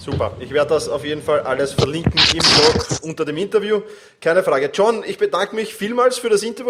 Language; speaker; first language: German; native; German